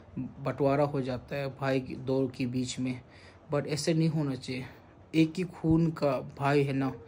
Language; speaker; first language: Hindi; non-native, local second language; Tibetan